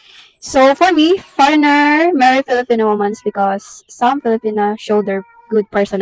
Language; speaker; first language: English; non-native, learner; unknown